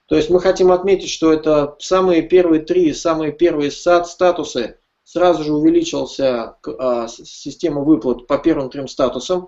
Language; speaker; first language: Russian; native; Russian